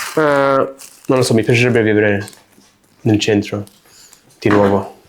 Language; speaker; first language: Italian; non-native, fluent; English